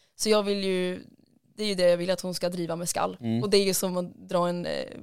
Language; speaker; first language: Swedish; native; Swedish